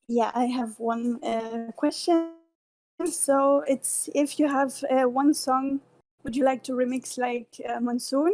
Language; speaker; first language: English; non-native, learner; Dutch